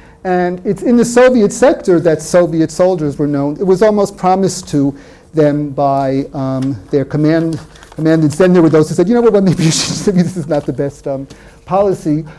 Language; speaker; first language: English; native; English